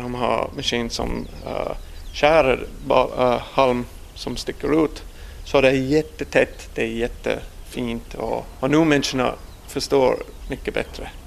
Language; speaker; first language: Swedish; non-native, learner; English